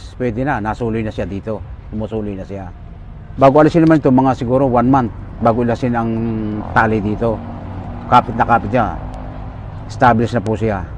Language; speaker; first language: Filipino; native; Filipino